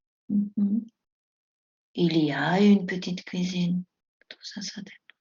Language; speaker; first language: French; non-native, fluent; Spanish